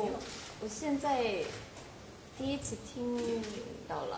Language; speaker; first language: Chinese; non-native, learner; Korean